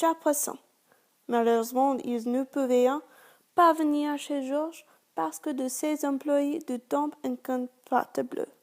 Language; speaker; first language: French; non-native, learner; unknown